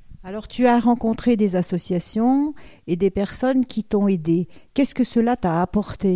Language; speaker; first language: French; native; French